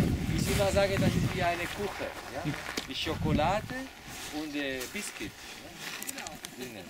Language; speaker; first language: German; non-native, learner; Spanish